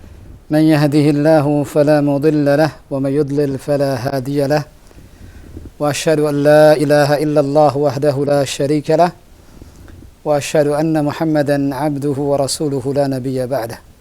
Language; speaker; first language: Arabic; non-native, fluent; Indonesian